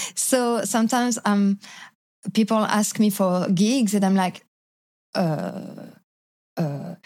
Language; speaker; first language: English; non-native, fluent; French